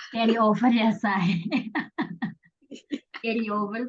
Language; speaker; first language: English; non-native, fluent; Indonesian